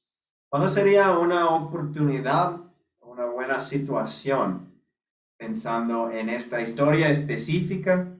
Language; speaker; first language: Spanish; non-native, fluent; English